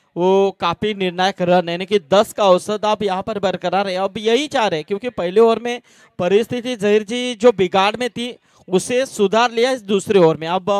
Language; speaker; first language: Hindi; non-native, local second language; Marathi